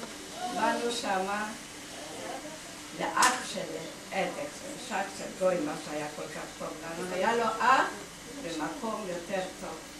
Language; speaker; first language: Hebrew; non-native, fluent; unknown